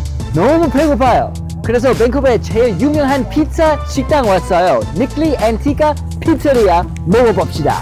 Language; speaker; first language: Korean; non-native, fluent; English